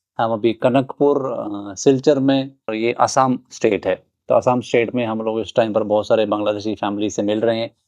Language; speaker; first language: Hindi; native; Hindi